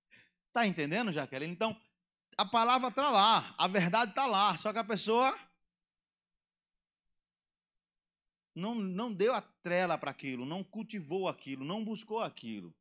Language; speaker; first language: Portuguese; native; Portuguese